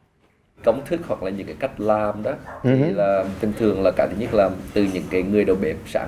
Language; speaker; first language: Vietnamese; native; Vietnamese